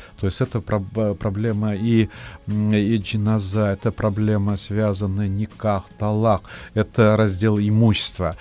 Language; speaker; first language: Russian; non-native, local second language; Tatar